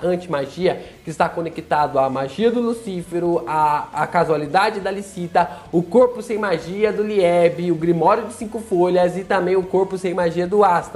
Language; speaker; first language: Portuguese; native; Portuguese